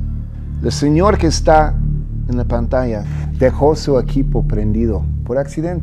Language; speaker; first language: Spanish; early bilingual, heritage; English